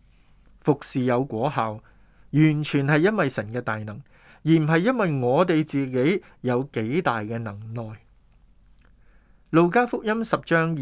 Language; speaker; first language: Chinese; non-native, local second language; Cantonese